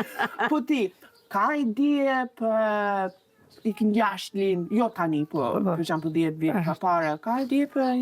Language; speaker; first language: Albanian; non-native, learner; English